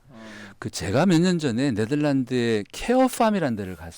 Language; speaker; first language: Korean; native; Korean